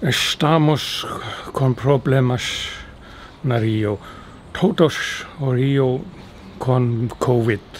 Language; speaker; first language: Portuguese; non-native, learner; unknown